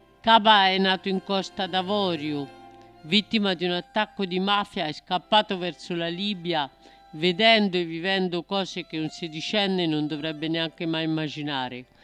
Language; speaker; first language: Italian; native; Italian